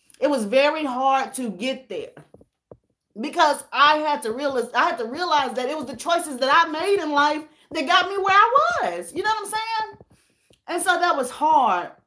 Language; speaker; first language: English; native; English